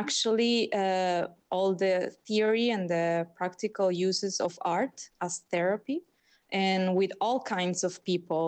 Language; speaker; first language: English; non-native, fluent; Spanish